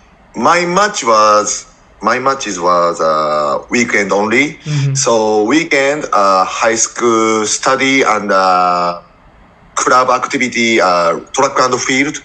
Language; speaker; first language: English; non-native, learner; Japanese